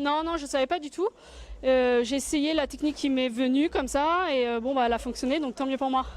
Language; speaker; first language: French; native; French